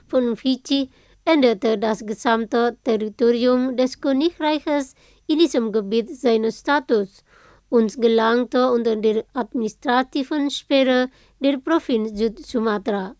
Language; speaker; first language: German; non-native, fluent; Indonesian